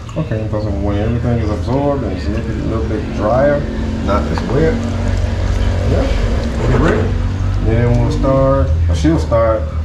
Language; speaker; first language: English; native; English